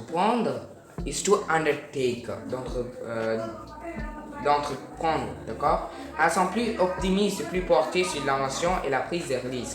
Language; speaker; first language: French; non-native, learner; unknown